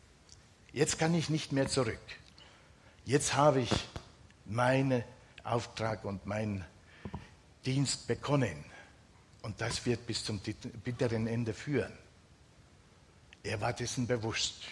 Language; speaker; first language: German; non-native, fluent; Finnish